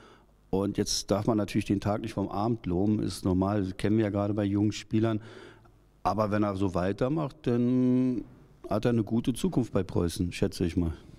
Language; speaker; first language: German; native; German